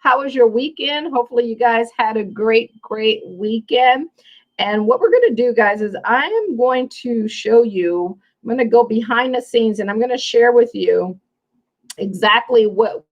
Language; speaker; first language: English; native; English